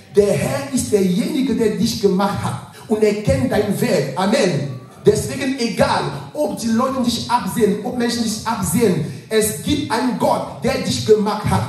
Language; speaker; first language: German; non-native, fluent; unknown